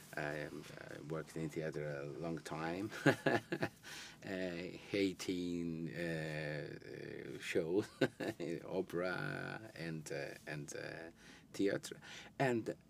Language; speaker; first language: English; non-native, learner; Italian